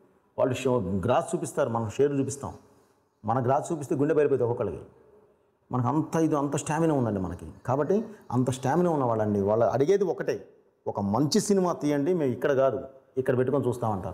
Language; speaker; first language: Telugu; native; Telugu